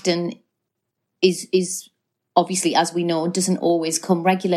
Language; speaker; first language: English; native; English